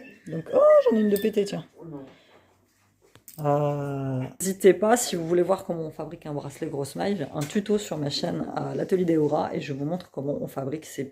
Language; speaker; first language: French; native; French